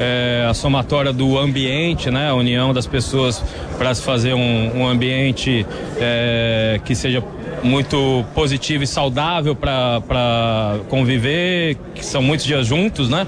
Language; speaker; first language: Portuguese; native; Portuguese